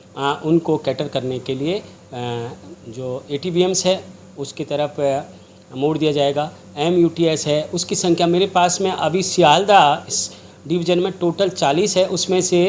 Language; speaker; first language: Hindi; native; Hindi